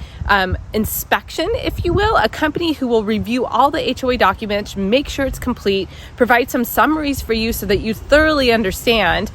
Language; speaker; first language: English; native; English